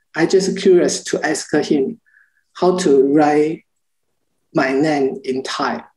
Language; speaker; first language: English; non-native, learner; Chinese